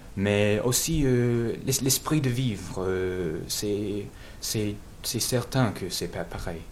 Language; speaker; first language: French; non-native, learner; English